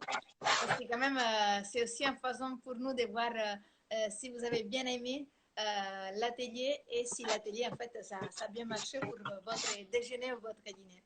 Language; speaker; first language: French; non-native, fluent; Italian